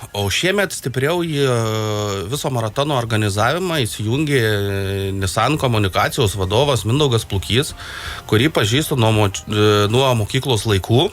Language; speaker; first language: Lithuanian; native; Lithuanian